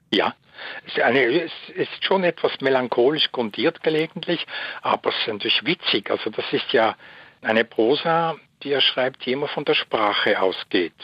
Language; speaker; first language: German; native; German